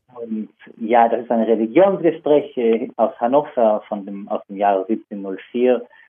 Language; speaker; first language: German; non-native, fluent; Hebrew